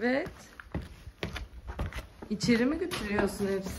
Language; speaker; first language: Turkish; native; Turkish